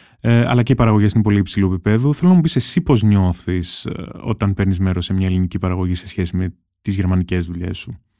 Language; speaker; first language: Greek; native; Greek